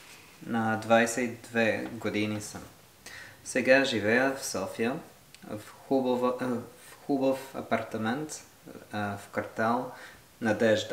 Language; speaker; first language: Bulgarian; non-native, learner; French